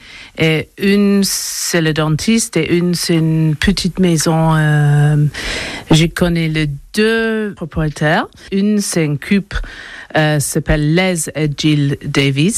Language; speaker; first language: French; non-native, learner; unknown